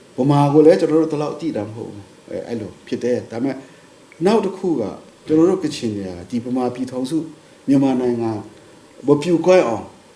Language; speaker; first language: Burmese; non-native, local second language; Kachin